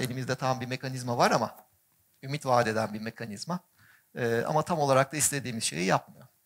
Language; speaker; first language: Turkish; native; Turkish